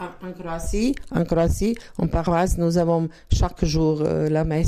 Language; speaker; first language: French; non-native, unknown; Croatian